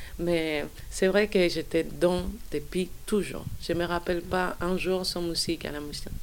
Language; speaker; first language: French; non-native, fluent; Spanish